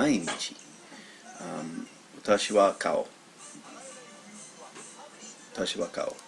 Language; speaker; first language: Japanese; non-native, learner; English